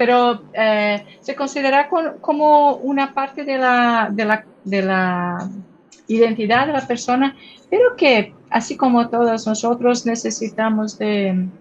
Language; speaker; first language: Spanish; non-native, fluent; Portuguese